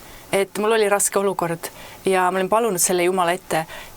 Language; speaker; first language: Estonian; native; Estonian